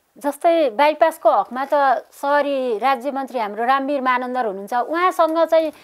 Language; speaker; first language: Nepali; native; Nepali